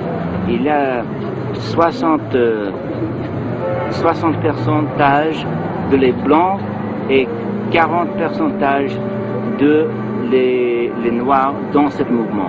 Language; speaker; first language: French; non-native, learner; English